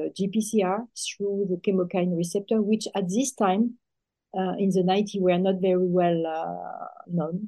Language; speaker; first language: English; non-native, fluent; French